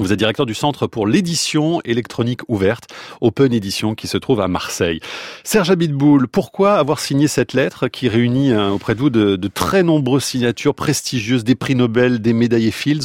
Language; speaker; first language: French; native; French